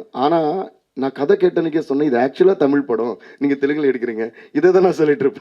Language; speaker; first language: Tamil; non-native, local second language; Telugu